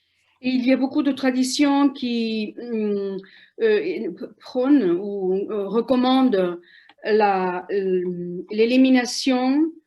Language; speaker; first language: French; non-native, fluent; Spanish